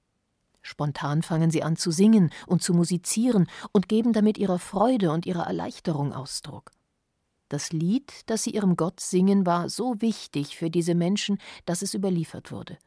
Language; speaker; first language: German; native; German